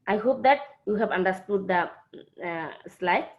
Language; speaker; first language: English; non-native, local second language; Bangla